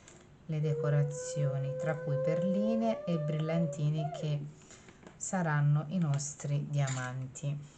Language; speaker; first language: Italian; native; Italian